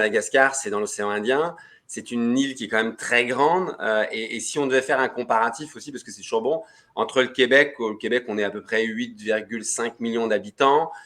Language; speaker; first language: French; native; French